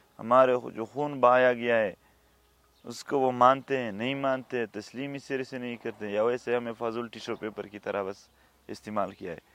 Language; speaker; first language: Urdu; non-native, local second language; Pashto